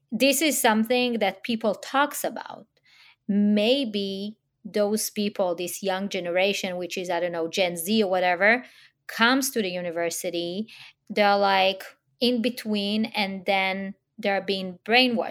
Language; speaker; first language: English; non-native, fluent; Hebrew